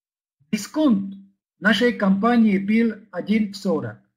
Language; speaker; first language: Russian; non-native, fluent; Czech